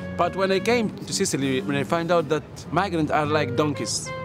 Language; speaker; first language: English; non-native, fluent; Arabic